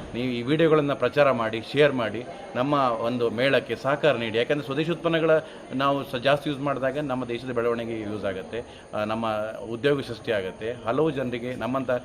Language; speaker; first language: Kannada; native; Kannada